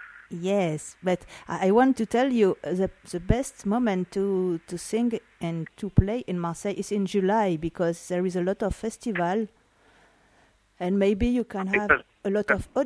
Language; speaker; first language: English; non-native, learner; French